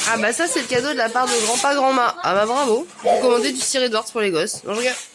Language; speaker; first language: French; native; French